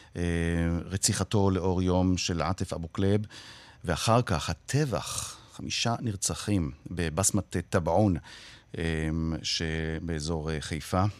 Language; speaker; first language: Hebrew; native; Hebrew